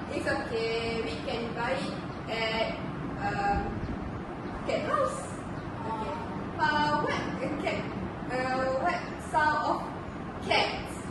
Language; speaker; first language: English; non-native, learner; Malay